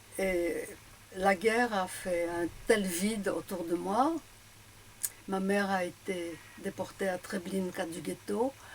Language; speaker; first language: French; early bilingual, other home language; Polish